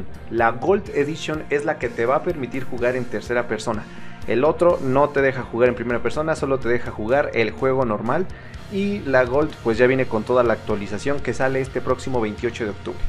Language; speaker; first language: Spanish; native; Spanish